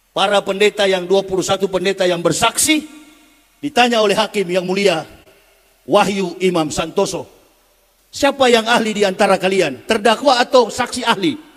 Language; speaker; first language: Indonesian; native; Indonesian